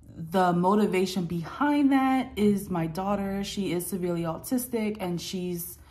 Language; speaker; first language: English; native; English